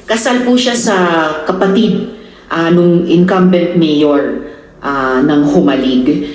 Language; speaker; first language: Filipino; native; Filipino